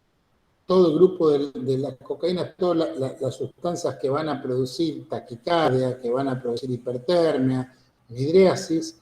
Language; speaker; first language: Spanish; native; Spanish